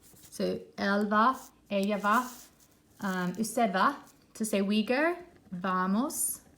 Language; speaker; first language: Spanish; non-native, fluent; English